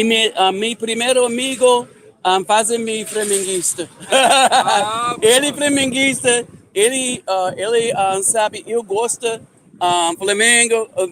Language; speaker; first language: Portuguese; non-native, learner; English